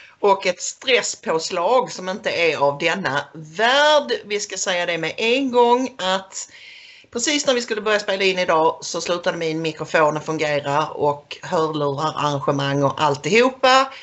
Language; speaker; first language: Swedish; native; Swedish